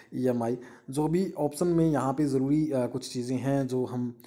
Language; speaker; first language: Hindi; native; Hindi